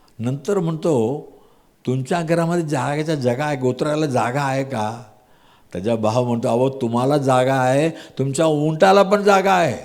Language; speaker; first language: Marathi; non-native, local second language; Tamil